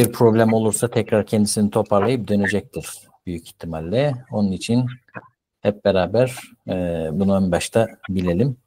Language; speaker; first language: Turkish; native; Turkish